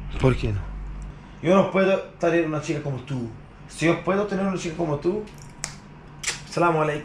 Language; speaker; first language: Spanish; non-native, learner; Swedish